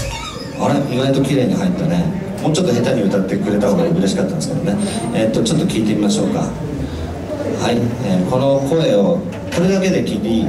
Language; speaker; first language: Japanese; native; Japanese